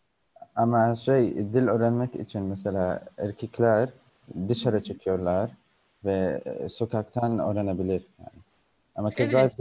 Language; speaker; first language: Turkish; non-native, learner; Arabic